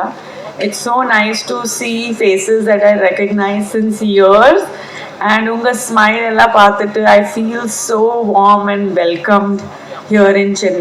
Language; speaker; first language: Tamil; non-native, fluent; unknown